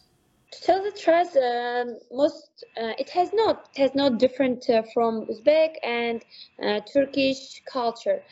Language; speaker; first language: English; non-native, learner; Uzbek